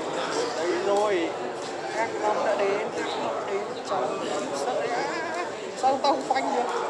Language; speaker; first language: Vietnamese; native; Vietnamese